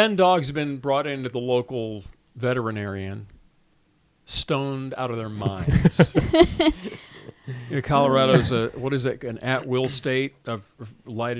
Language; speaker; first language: English; native; English